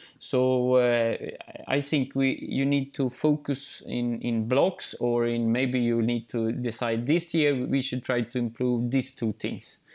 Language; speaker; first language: English; non-native, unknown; Swedish